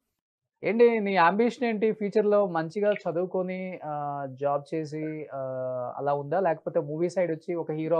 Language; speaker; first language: Telugu; native; Telugu